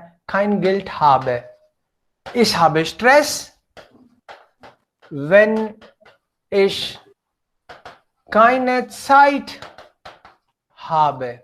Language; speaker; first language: German; non-native, fluent; Hindi